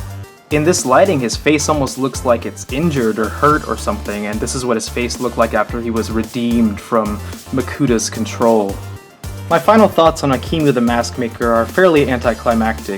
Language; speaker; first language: English; native; English